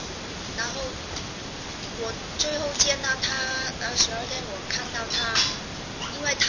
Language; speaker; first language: Chinese; non-native, fluent; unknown